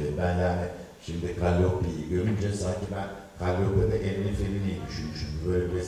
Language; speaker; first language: Turkish; native; Turkish